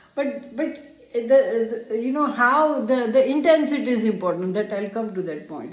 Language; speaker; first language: English; non-native, local second language; Gujarati